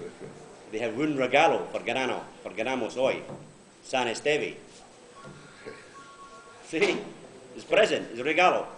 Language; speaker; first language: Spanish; non-native, learner; English